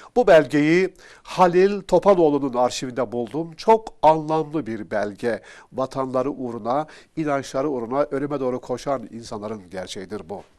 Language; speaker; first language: Turkish; native; Turkish